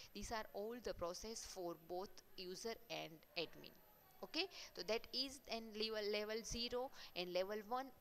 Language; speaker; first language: English; non-native, local second language; Gujarati